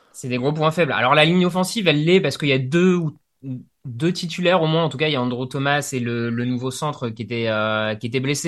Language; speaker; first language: French; native; French